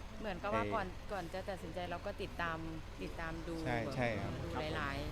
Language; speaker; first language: Thai; native; Thai